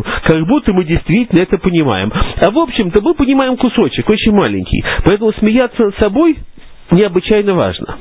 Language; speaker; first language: Russian; native; Russian